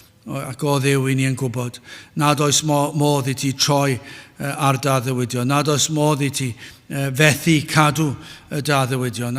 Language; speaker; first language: Welsh; native; Welsh